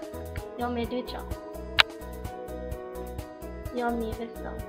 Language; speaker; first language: Spanish; non-native, learner; English